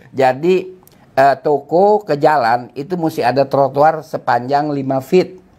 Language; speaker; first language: Indonesian; native; Indonesian